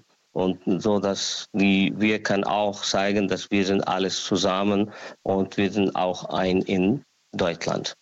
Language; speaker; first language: German; non-native, learner; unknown